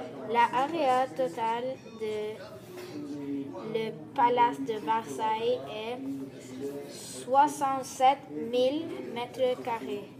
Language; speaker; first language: French; non-native, learner; English